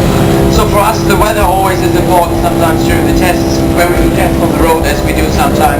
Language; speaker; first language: English; native; English